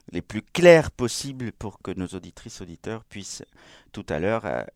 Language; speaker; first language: French; non-native, fluent; Spanish